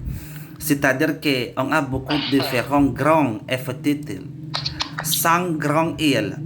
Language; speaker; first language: French; non-native, learner; Indonesian